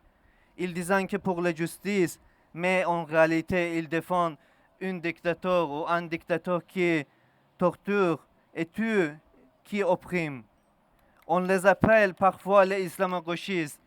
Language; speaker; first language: French; non-native, learner; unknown